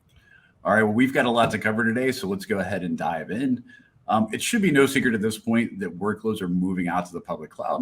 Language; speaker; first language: English; native; English